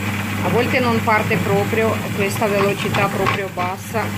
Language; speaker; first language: Italian; non-native, fluent; Russian